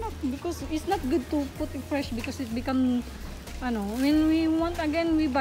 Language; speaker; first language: English; non-native, learner; Filipino